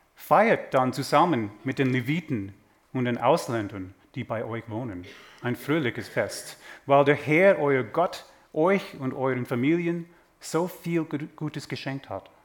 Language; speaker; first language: German; non-native, fluent; English